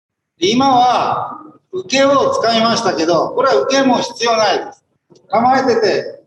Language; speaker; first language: Japanese; native; Japanese